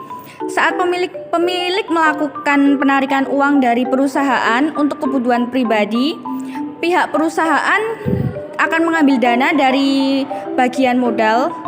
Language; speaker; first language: Indonesian; native; Indonesian